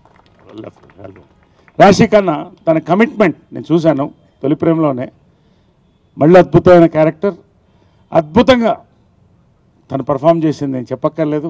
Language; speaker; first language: Telugu; native; Telugu